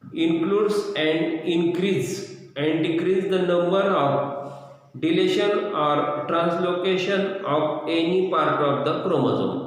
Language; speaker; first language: English; non-native, local second language; Marathi